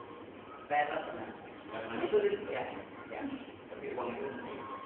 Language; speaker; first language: Indonesian; non-native, learner; Hindi